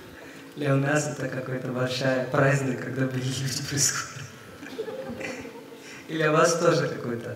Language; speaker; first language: Russian; non-native, learner; Hindi